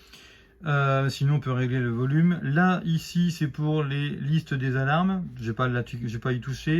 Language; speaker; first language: French; native; French